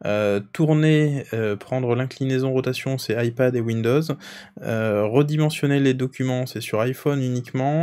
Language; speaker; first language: French; native; French